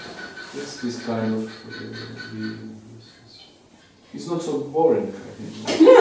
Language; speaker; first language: English; non-native, learner; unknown